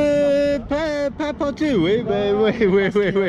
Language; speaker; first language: French; non-native, learner; English